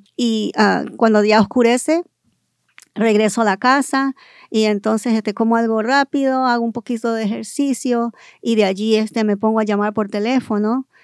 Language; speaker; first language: Spanish; early bilingual, heritage; Spanish